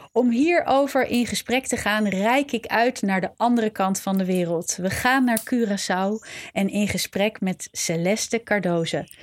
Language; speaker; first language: Dutch; native; Dutch